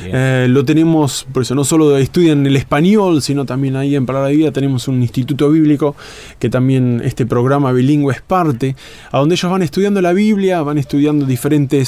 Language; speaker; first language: Spanish; native; Spanish